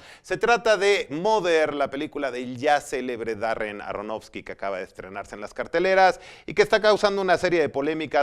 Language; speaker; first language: Spanish; native; Spanish